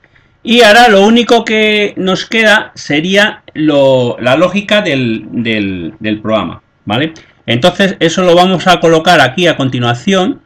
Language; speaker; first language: Spanish; native; Spanish